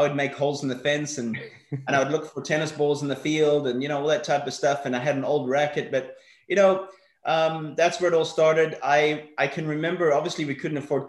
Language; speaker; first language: English; native; English